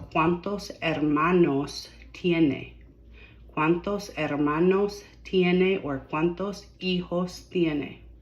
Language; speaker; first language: Spanish; non-native, learner; English